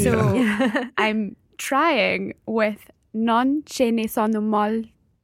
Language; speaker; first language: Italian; non-native, learner; English